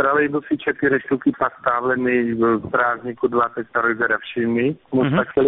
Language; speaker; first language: Russian; non-native, fluent; Czech